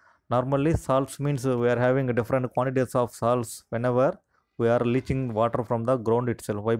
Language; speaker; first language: English; non-native, local second language; Telugu